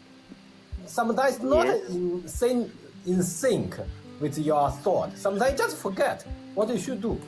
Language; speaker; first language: English; non-native, learner; Vietnamese